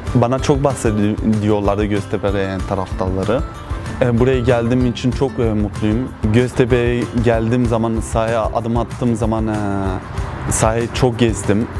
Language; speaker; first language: Turkish; early bilingual, heritage; Turkish